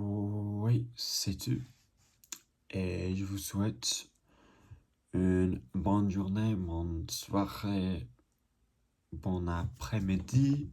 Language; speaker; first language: French; non-native, learner; English